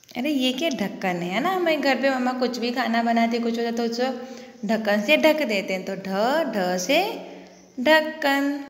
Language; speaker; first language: Hindi; non-native, local second language; Gujarati